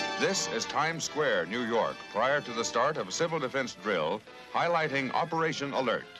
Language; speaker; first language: English; native; English